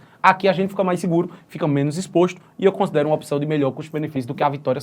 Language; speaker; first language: Portuguese; native; Portuguese